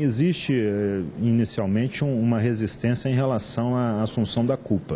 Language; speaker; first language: Portuguese; native; Portuguese